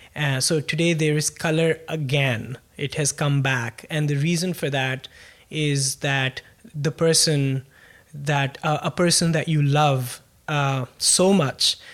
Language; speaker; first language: English; non-native, local second language; Punjabi